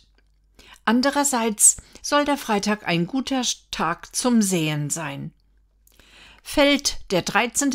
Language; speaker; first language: German; native; German